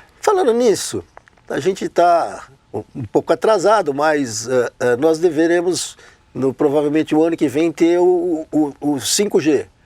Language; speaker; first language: Portuguese; native; Portuguese